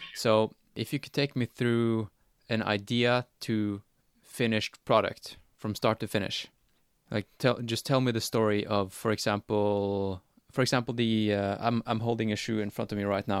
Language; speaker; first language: English; non-native, fluent; Norwegian